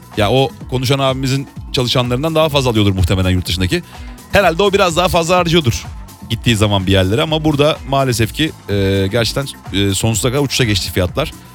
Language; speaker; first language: Turkish; native; Turkish